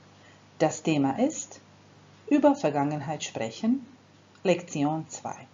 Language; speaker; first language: German; non-native, fluent; Croatian